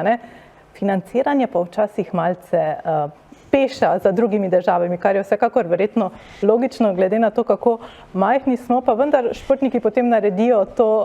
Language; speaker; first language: Slovenian; native; Slovenian